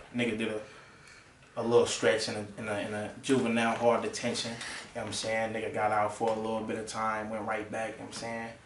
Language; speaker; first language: English; native; English